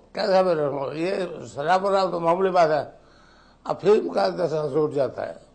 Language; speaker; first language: Hindi; native; Hindi